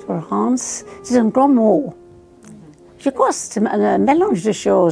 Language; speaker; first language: French; non-native, fluent; English